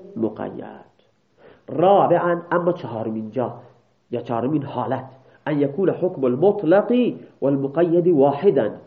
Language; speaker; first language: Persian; non-native, local second language; Baluchi